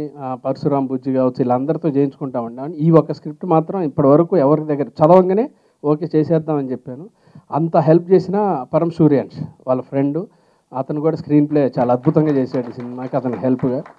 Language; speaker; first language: Telugu; native; Telugu